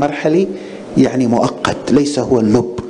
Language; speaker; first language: Arabic; non-native, fluent; Indonesian